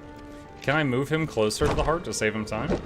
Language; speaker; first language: English; native; English